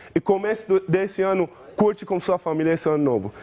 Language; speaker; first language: Portuguese; non-native, fluent; Persian